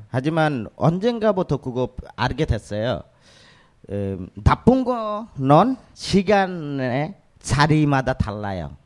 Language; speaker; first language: Korean; non-native, fluent; Bangla